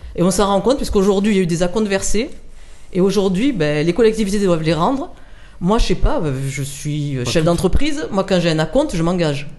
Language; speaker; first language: French; native; French